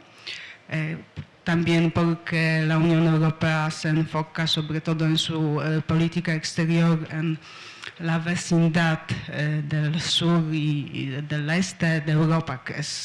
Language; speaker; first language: Spanish; non-native, fluent; Polish